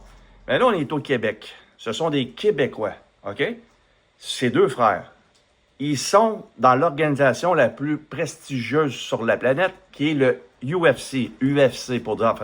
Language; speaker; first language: French; native; French